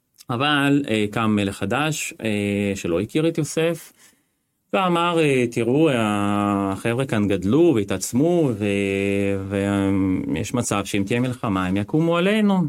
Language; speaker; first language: Hebrew; non-native, fluent; Russian